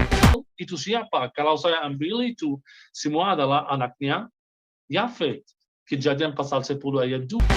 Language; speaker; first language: Indonesian; non-native, fluent; Hebrew